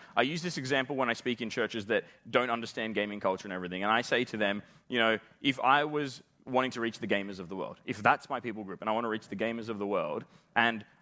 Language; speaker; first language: English; native; English